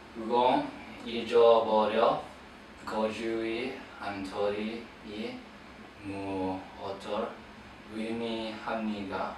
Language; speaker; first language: Korean; non-native, learner; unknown